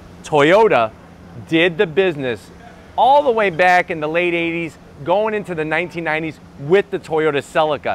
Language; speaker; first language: English; native; English